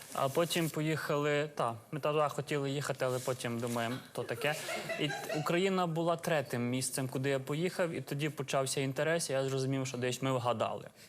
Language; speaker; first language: Ukrainian; early bilingual, heritage; Ukrainian